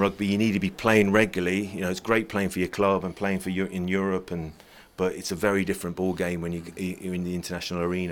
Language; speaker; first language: English; native; English